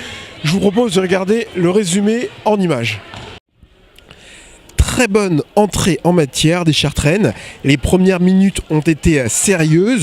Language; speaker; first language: French; native; French